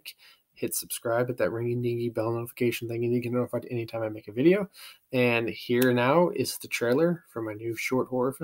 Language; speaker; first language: English; native; English